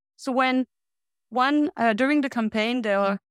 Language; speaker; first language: English; non-native, fluent; French